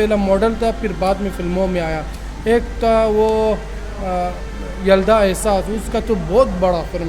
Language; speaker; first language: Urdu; non-native, local second language; Pashto